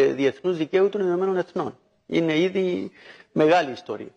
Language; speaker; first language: Greek; native; Greek